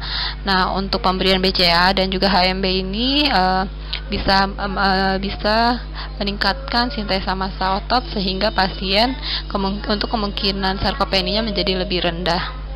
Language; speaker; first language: Indonesian; native; Indonesian